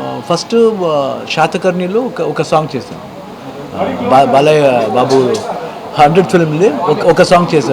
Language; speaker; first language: Telugu; non-native, learner; Kannada